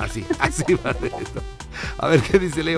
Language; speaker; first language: Spanish; native; Spanish